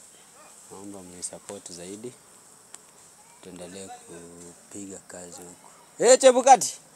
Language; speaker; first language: Swahili; non-native, local second language; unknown